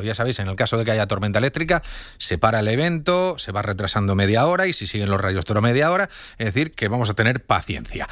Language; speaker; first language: Spanish; native; Spanish